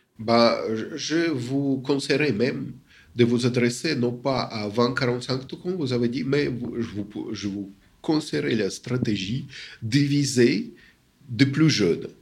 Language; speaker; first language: French; non-native, fluent; Russian